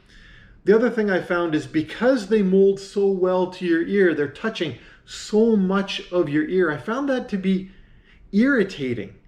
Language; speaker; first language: English; native; English